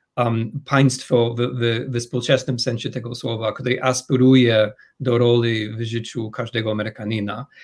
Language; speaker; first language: Polish; non-native, fluent; English